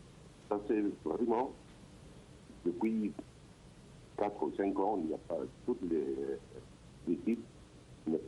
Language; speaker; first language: French; non-native, learner; Arabic